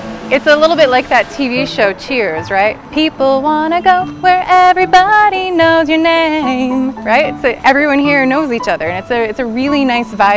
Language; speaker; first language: English; native; English